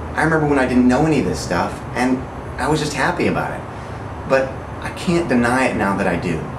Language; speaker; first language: English; native; English